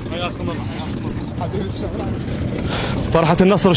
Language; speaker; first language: Arabic; native; Arabic